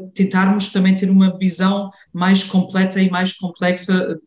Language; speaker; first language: Portuguese; early bilingual, heritage; German